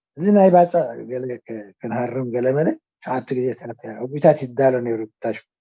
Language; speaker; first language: Tigrinya; non-native, local second language; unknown